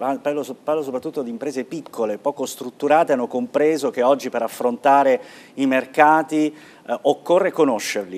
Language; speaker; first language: Italian; native; Italian